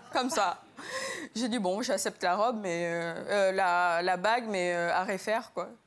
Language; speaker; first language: French; early bilingual, other home language; Lingala